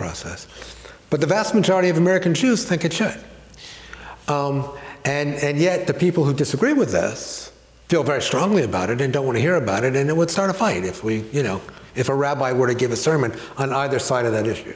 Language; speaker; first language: English; native; English